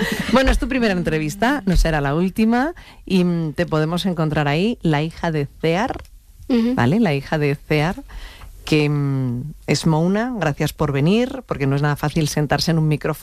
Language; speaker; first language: Spanish; native; Spanish